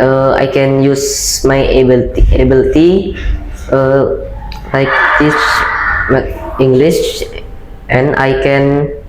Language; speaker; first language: English; non-native, learner; Indonesian